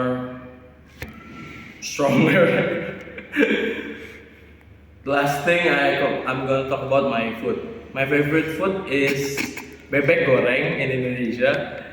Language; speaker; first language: English; non-native, learner; Indonesian